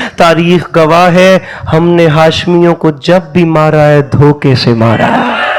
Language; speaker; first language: Urdu; non-native, local second language; Punjabi